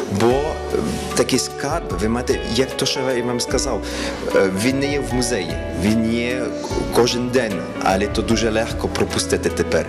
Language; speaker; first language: Ukrainian; early bilingual, heritage; Ukrainian